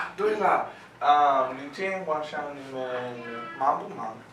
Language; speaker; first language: Chinese; non-native, learner; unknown